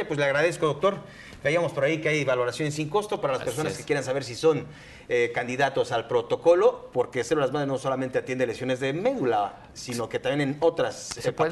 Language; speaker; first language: Spanish; native; Spanish